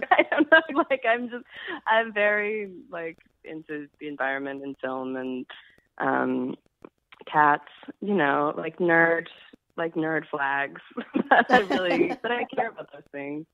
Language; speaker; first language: English; native; English